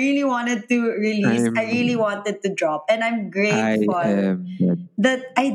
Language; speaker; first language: English; non-native, local second language; Filipino